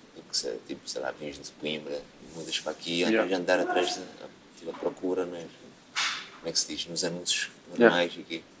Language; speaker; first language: Portuguese; non-native, local second language; Kabuverdianu